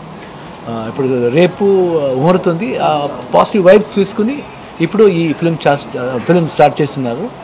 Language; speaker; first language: Telugu; non-native, learner; Kannada